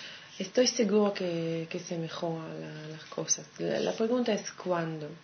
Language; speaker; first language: Spanish; non-native, fluent; Hebrew